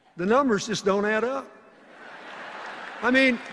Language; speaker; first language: English; native; English